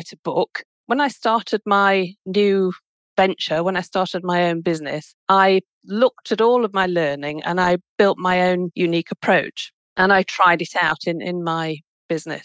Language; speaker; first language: English; native; English